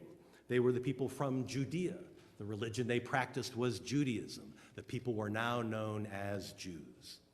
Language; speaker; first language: English; native; English